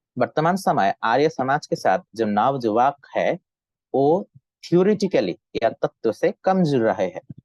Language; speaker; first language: Hindi; non-native, fluent; Bangla